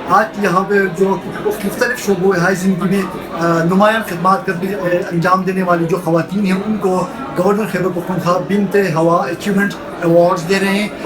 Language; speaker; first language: Urdu; non-native, local second language; Pashto